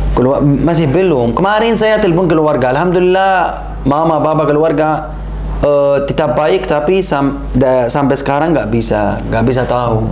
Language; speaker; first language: Indonesian; non-native, learner; Arabic